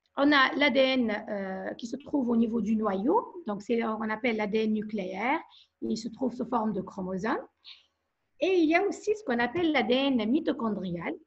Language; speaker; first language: French; non-native, local second language; Arabic